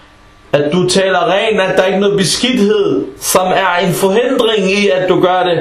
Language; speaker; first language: Danish; early bilingual, other home language; Arabic